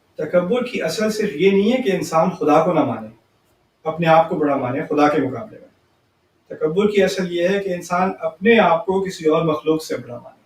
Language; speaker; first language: Urdu; early bilingual, heritage; Urdu